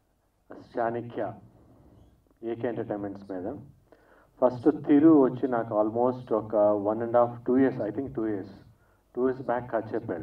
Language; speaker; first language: Telugu; native; Telugu